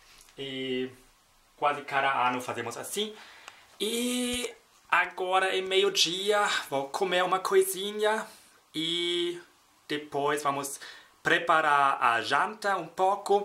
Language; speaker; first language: Portuguese; non-native, fluent; German